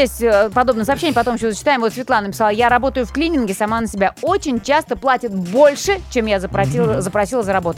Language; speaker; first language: Russian; native; Russian